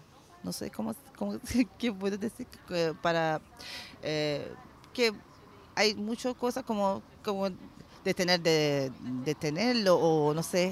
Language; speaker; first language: Spanish; non-native, learner; Persian